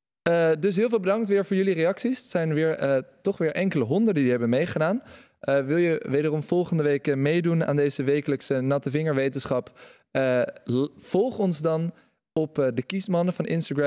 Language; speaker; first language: Dutch; native; Dutch